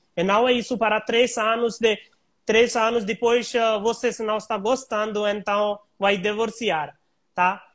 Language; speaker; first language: Portuguese; non-native, learner; Hindi